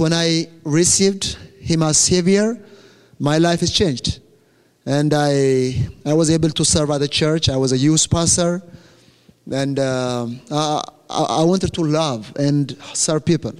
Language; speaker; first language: English; non-native, fluent; Amharic